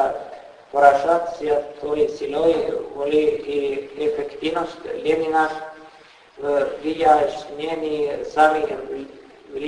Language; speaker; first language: Russian; non-native, fluent; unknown